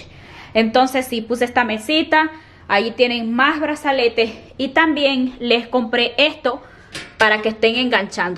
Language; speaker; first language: Spanish; native; Spanish